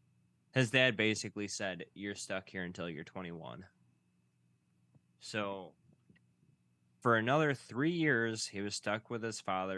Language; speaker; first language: English; native; English